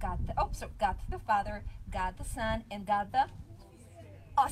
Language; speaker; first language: English; non-native, fluent; Bulgarian